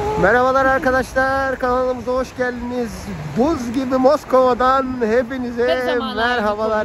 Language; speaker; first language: Turkish; native; Turkish